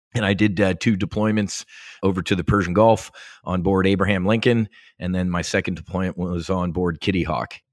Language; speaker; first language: English; native; English